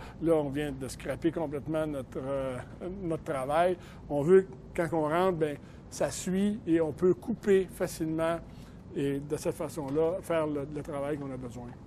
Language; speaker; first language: French; native; French